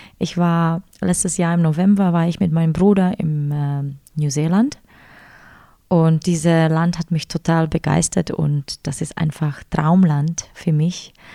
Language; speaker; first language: German; non-native, fluent; Czech